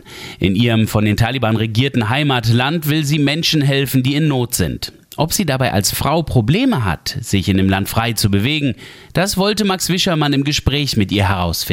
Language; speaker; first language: German; native; German